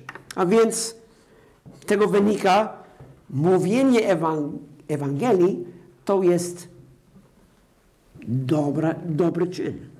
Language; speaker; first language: Polish; non-native, fluent; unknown